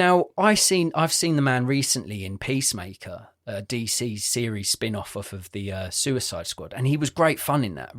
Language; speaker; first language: English; native; English